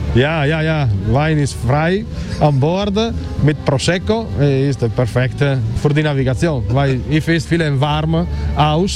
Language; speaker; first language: German; non-native, learner; Italian